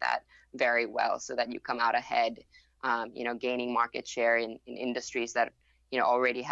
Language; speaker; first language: English; non-native, fluent; Thai